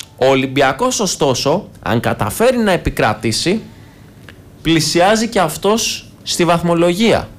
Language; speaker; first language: Greek; native; Greek